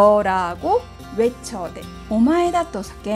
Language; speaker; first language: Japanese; non-native, fluent; Korean